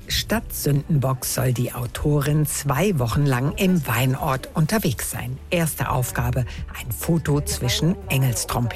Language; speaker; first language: German; native; German